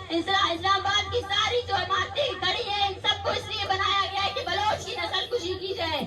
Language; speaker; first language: Urdu; non-native, local second language; Baluchi